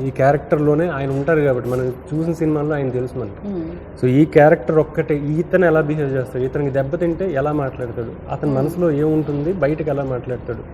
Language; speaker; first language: Telugu; native; Telugu